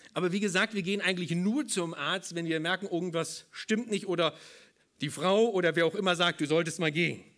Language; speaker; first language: German; native; German